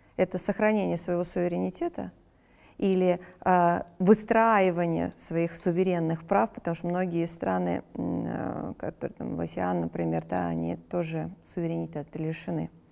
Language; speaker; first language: Russian; native; Russian